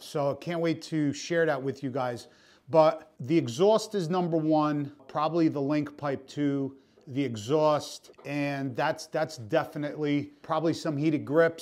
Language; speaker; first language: English; native; English